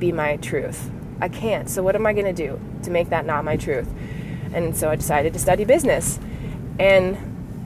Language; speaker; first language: English; native; English